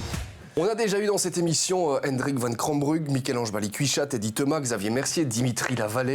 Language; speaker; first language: French; native; French